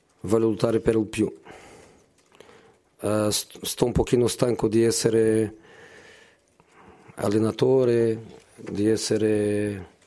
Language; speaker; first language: Italian; non-native, fluent; Portuguese